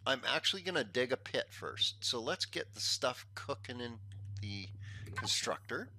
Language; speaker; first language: English; native; English